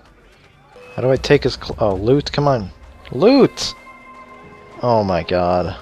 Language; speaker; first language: English; native; English